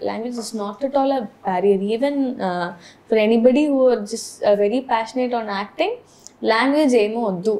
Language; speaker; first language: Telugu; non-native, learner; Tamil